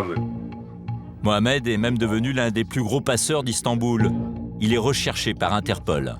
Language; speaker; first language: French; native; French